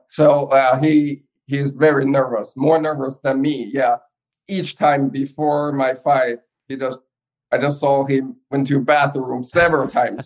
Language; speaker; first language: English; non-native, fluent; Chinese